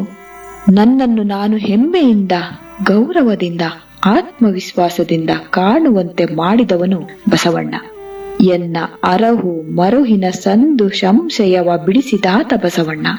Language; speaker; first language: Kannada; native; Kannada